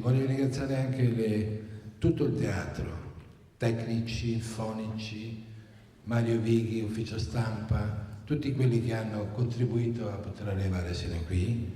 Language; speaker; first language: Italian; native; Italian